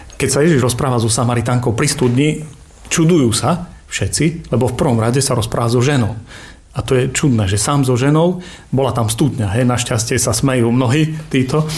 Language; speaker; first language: Slovak; native; Slovak